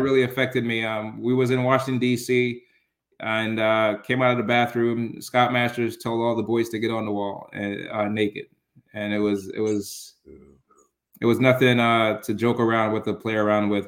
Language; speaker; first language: English; early bilingual, other home language; Jamaican Creole English